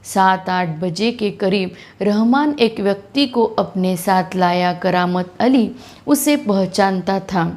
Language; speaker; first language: Hindi; non-native, local second language; Marathi